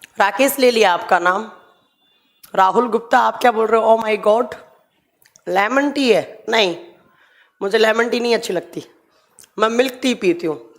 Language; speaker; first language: Hindi; native; Hindi